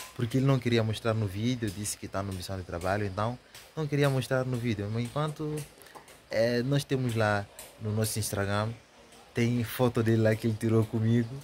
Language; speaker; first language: Portuguese; native; Portuguese